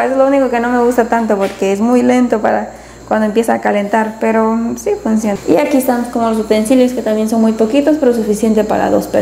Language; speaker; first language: Spanish; native; Spanish